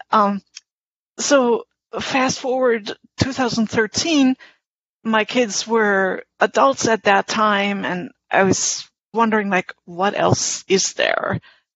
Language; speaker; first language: English; non-native, fluent; German